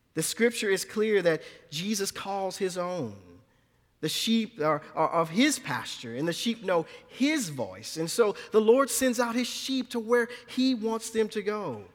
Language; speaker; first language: English; native; English